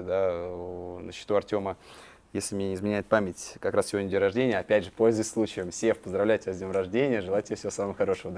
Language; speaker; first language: Russian; native; Russian